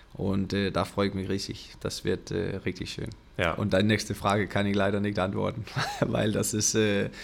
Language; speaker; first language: German; non-native, fluent; Danish